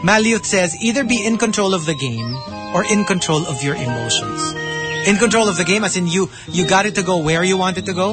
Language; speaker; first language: English; non-native, local second language; Filipino